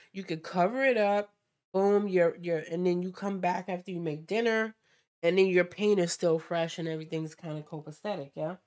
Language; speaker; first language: English; native; English